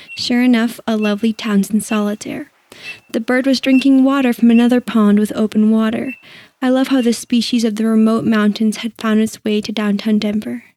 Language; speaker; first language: English; native; English